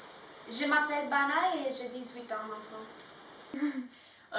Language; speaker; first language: French; non-native, fluent; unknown